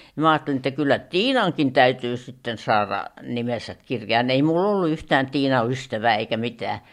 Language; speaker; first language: Finnish; native; Finnish